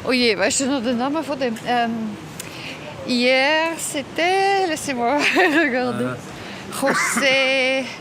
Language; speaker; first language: French; non-native, learner; German